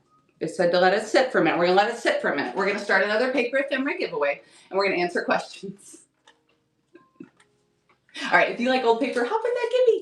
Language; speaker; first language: English; native; English